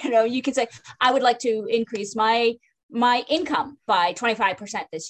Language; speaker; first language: English; native; English